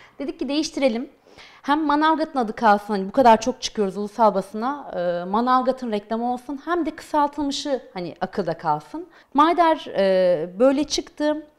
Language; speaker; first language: Turkish; native; Turkish